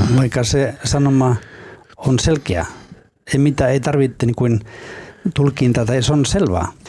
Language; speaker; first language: Finnish; non-native, fluent; Spanish